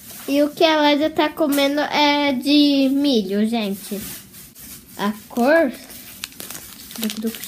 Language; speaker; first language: Portuguese; early bilingual, heritage; Portuguese